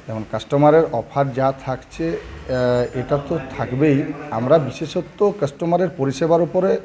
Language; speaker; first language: Bangla; native; Bangla